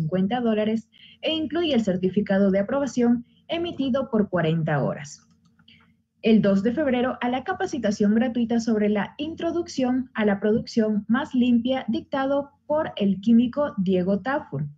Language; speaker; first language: Spanish; native; Spanish